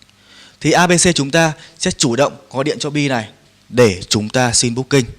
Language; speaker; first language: Vietnamese; native; Vietnamese